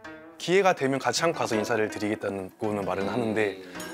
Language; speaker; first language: Korean; early bilingual, heritage; Korean